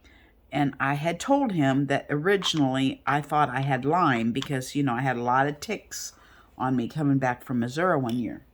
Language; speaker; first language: English; native; English